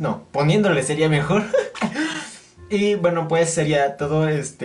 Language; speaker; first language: Spanish; native; Spanish